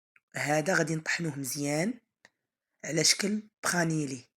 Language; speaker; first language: Arabic; native; Arabic